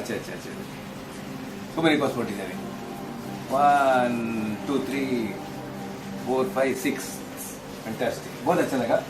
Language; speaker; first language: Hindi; non-native, local second language; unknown